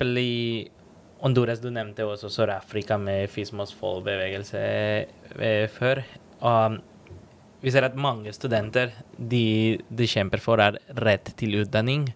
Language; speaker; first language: Norwegian; non-native, fluent; Spanish